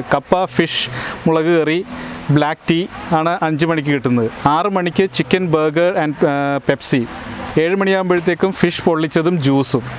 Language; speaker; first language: Malayalam; native; Malayalam